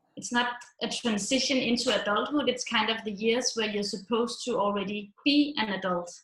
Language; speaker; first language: English; non-native, fluent; Danish